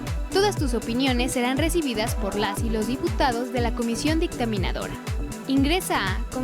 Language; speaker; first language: Spanish; native; Spanish